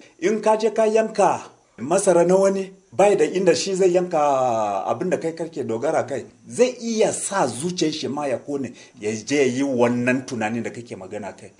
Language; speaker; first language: Hausa; non-native, local second language; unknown